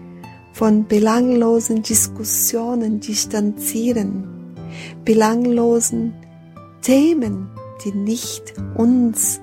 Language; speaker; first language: German; non-native, fluent; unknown